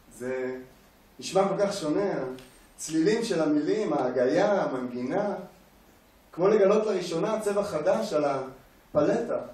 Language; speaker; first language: Hebrew; native; Hebrew